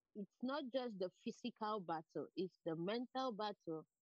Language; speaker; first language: English; non-native, local second language; Igbo